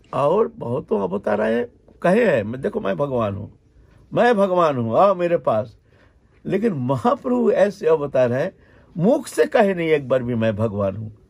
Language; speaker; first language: Hindi; non-native, local second language; Bangla